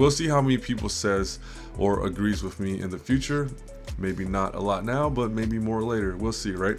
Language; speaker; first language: English; native; English